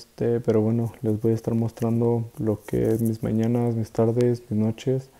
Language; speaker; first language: Spanish; native; Spanish